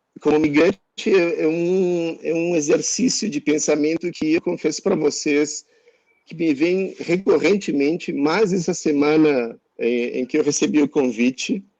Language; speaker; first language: Portuguese; non-native, fluent; Spanish